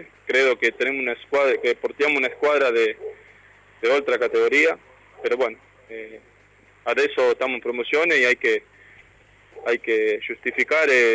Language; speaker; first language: Italian; non-native, learner; Spanish